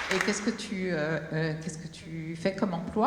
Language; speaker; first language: French; native; French